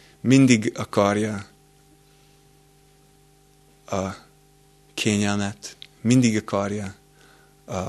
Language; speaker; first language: Hungarian; non-native, fluent; English